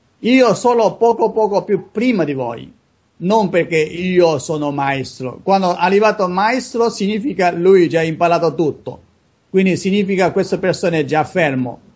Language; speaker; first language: Italian; non-native, learner; Chinese